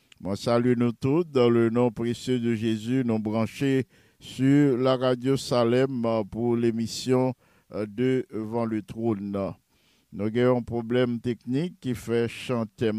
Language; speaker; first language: French; non-native, local second language; Haitian Creole